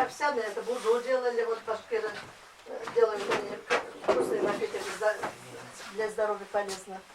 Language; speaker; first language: Russian; non-native, local second language; Bashkir